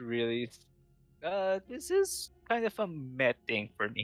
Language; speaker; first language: English; non-native, local second language; Filipino